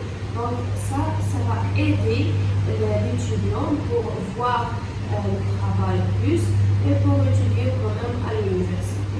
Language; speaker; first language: French; non-native, local second language; Arabic